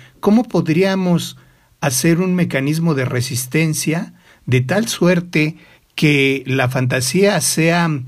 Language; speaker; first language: Spanish; native; Spanish